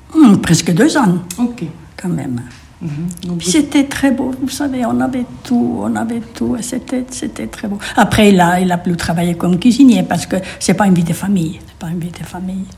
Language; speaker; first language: French; non-native, fluent; Spanish